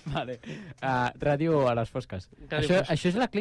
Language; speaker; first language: Catalan; native; Catalan